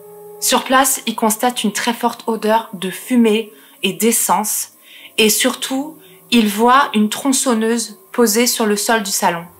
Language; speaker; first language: French; native; French